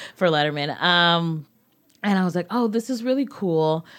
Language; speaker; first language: English; native; English